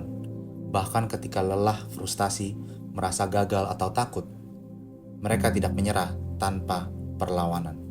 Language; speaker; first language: Indonesian; native; Indonesian